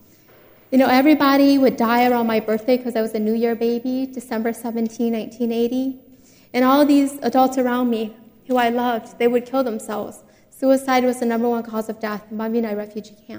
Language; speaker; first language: English; native; English